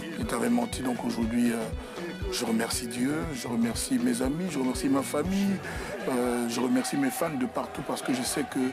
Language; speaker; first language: French; non-native, local second language; Lingala